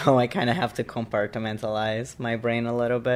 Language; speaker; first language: English; non-native, fluent; Portuguese